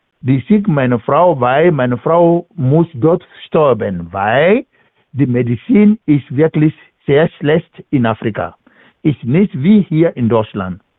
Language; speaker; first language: German; non-native, learner; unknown